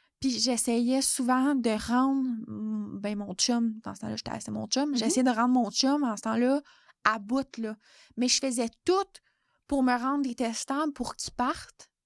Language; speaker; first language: French; native; French